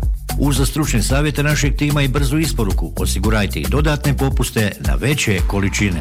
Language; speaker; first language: Bosnian; native; Bosnian